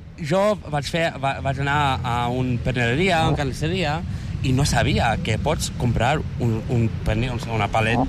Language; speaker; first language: Catalan; non-native, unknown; English